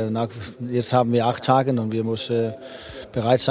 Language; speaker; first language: German; non-native, learner; Danish